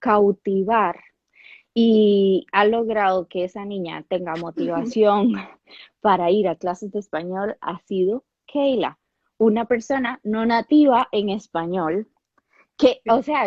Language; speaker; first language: Spanish; native; Spanish